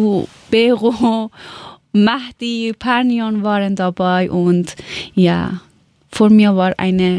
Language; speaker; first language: German; non-native, learner; Persian